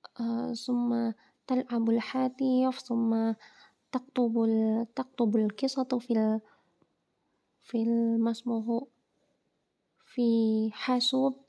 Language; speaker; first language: Arabic; non-native, learner; Indonesian